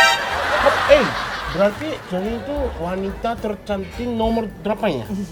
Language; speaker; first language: Indonesian; non-native, learner; Japanese